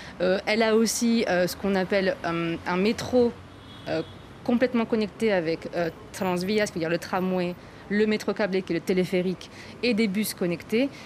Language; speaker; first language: French; native; French